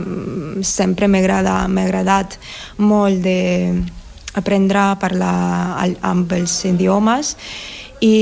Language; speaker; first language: Catalan; non-native, learner; Spanish